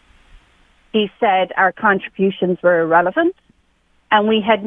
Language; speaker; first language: English; native; English